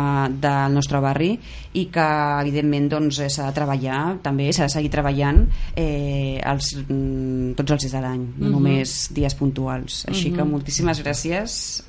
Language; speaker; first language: Catalan; native; Catalan